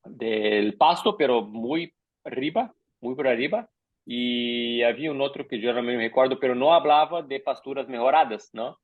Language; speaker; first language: Spanish; non-native, fluent; Portuguese